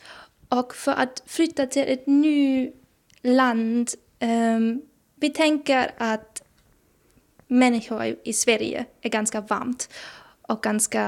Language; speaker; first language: Swedish; non-native, learner; German